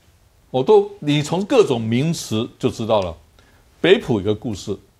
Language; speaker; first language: Chinese; native; Chinese